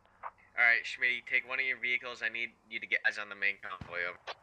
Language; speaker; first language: English; native; English